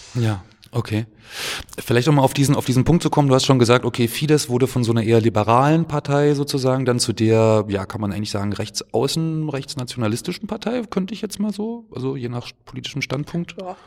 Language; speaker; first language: German; native; German